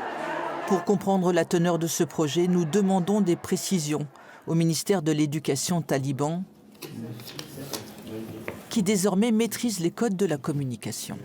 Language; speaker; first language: French; native; French